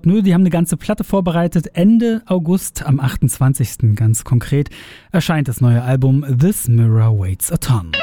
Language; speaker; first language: German; native; German